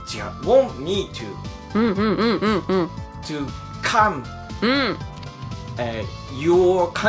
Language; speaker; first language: English; non-native, learner; Japanese